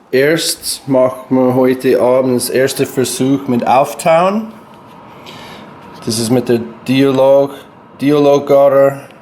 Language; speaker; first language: German; non-native, learner; English